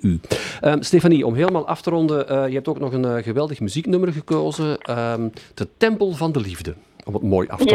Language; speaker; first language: Dutch; native; Dutch